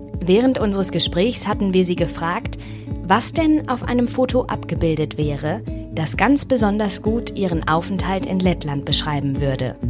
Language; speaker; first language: German; native; German